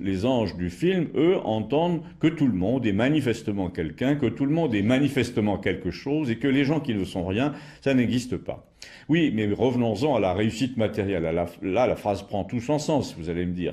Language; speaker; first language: French; native; French